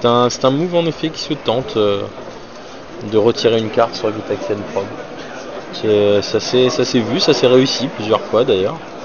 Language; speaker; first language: French; native; French